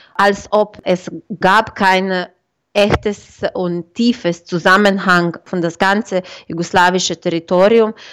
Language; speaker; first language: German; non-native, fluent; Slovenian